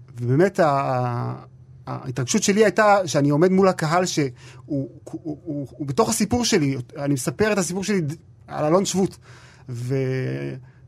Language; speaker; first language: Hebrew; native; Hebrew